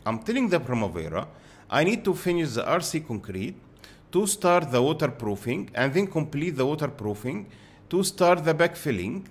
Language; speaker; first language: English; non-native, fluent; Arabic